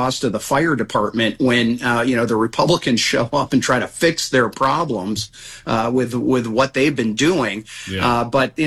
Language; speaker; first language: English; native; English